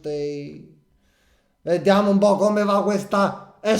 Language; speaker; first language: Italian; native; Italian